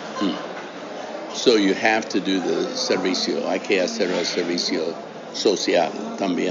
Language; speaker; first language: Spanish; non-native, fluent; English